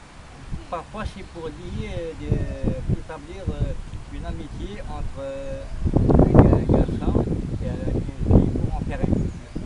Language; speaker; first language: French; non-native, local second language; Kabyle